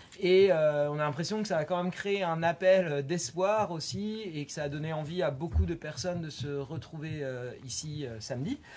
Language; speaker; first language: French; native; French